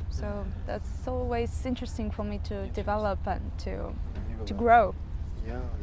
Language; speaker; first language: English; non-native, fluent; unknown